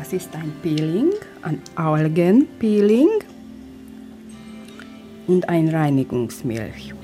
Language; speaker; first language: German; non-native, learner; Hungarian